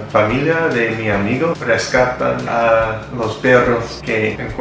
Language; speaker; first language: Spanish; non-native, learner; Vietnamese